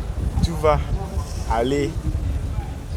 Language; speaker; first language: French; non-native, learner; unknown